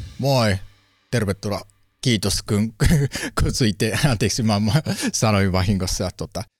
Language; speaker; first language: Finnish; non-native, learner; Japanese